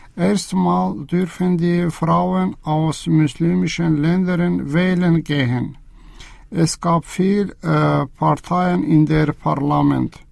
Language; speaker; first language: German; non-native, learner; Azerbaijani